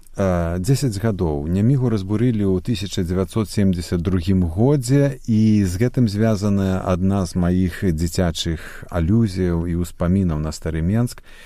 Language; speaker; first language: Belarusian; native; Belarusian